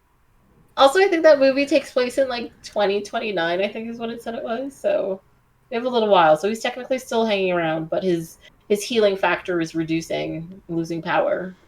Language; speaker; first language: English; native; English